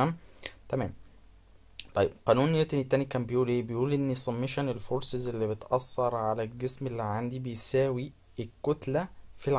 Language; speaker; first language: Arabic; native; Arabic